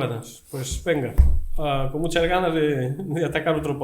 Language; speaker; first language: Spanish; native; Spanish